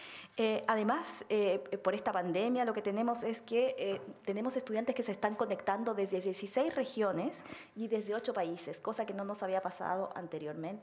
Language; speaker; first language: Spanish; native; Spanish